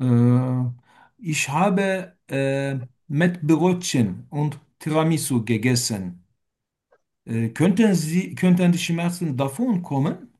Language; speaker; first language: German; non-native, learner; Turkish